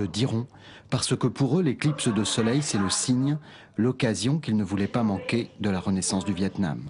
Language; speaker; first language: French; native; French